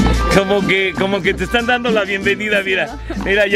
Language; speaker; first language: Spanish; native; Spanish